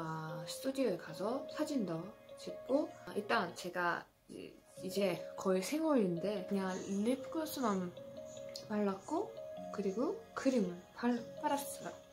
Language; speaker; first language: Korean; non-native, fluent; Azerbaijani